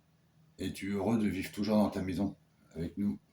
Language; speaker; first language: French; native; French